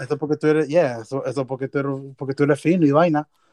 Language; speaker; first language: Spanish; early bilingual, other home language; English